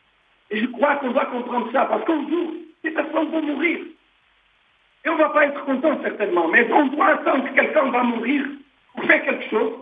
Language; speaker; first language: French; non-native, learner; Portuguese